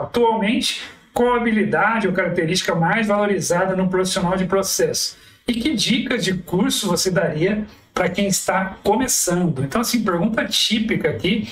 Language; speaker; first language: Portuguese; native; Portuguese